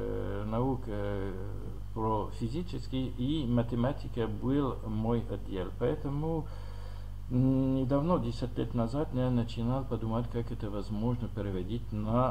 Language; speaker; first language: Russian; non-native, learner; French